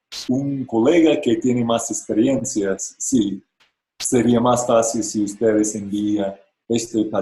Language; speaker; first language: Spanish; non-native, fluent; English